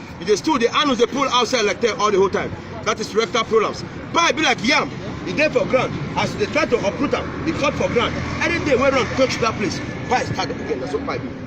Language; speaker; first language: Nigerian Pidgin; non-native, local second language; Yoruba